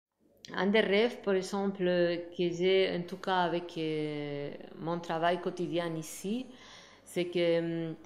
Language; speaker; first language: French; non-native, fluent; Spanish